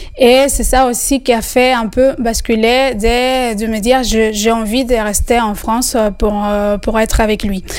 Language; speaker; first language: French; non-native, fluent; Spanish